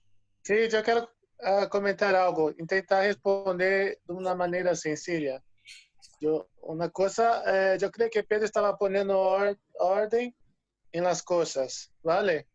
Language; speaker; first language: Spanish; non-native, fluent; Portuguese